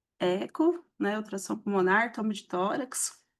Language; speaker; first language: Portuguese; native; Portuguese